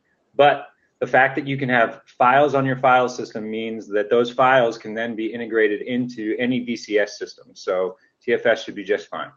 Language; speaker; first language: English; native; English